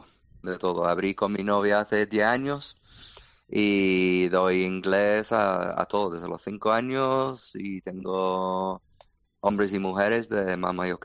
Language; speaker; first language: Spanish; non-native, fluent; English